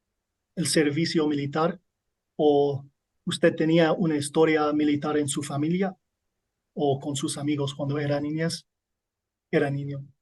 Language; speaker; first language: Spanish; non-native, learner; English